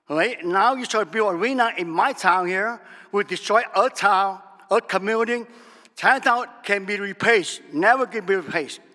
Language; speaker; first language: English; non-native, learner; Vietnamese